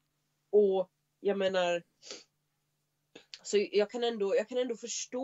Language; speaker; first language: Swedish; native; Swedish